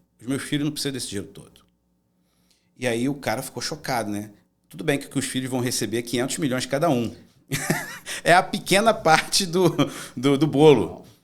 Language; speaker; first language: Portuguese; native; Portuguese